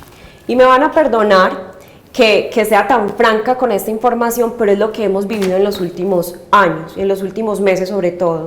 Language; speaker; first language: Spanish; native; Spanish